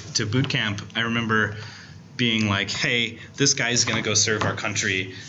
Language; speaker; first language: English; native; English